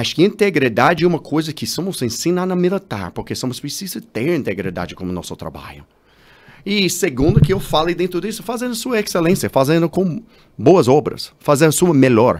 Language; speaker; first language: Portuguese; non-native, learner; English